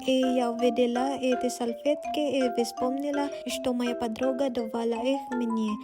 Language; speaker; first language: Russian; non-native, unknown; Waray